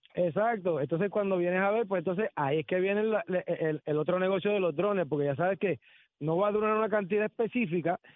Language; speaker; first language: Spanish; native; Spanish